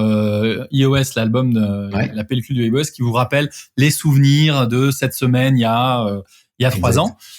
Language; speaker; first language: French; native; French